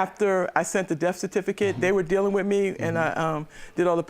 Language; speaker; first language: English; native; English